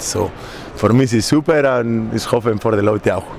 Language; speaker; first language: German; non-native, learner; Spanish